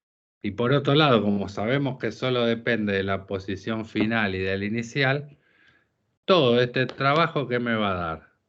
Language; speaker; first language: Spanish; native; Spanish